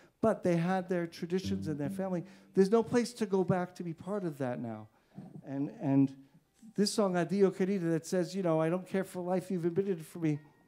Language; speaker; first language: English; native; English